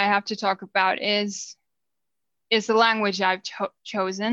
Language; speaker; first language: English; non-native, fluent; Finnish